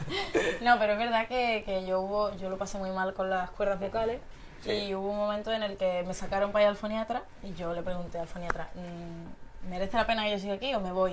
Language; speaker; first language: Spanish; native; Spanish